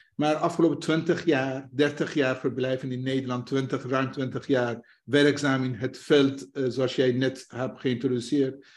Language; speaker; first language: Dutch; non-native, fluent; Persian